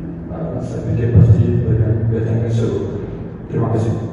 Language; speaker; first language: Indonesian; non-native, fluent; Portuguese